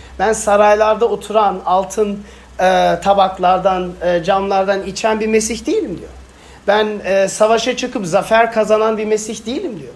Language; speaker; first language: Turkish; non-native, fluent; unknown